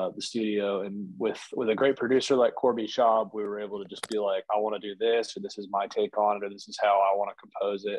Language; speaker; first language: English; native; English